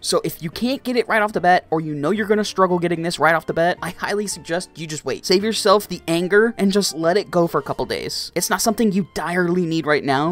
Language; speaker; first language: English; native; English